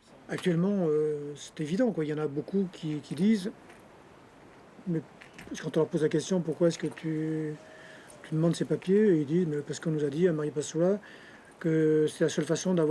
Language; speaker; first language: French; native; French